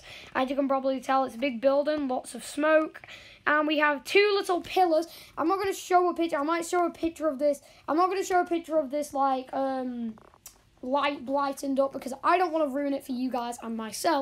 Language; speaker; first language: English; native; English